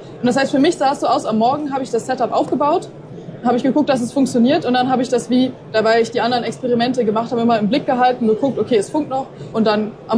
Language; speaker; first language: German; native; German